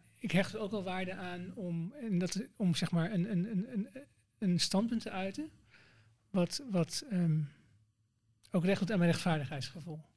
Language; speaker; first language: Dutch; native; Dutch